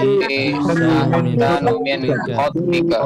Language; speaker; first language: Arabic; non-native, learner; Indonesian